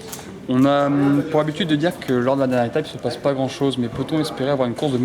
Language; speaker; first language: French; native; French